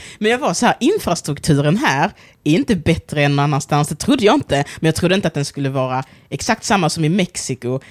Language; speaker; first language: Swedish; native; Swedish